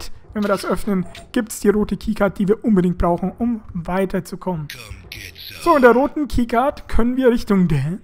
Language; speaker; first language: German; native; German